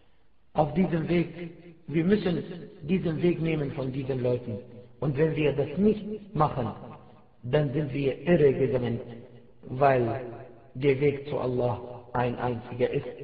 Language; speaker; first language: German; non-native, fluent; Arabic